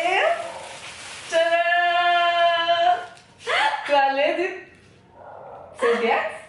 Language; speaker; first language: French; non-native, learner; Portuguese